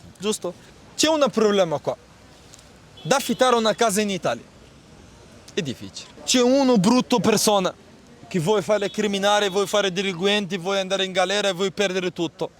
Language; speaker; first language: Italian; non-native, learner; Arabic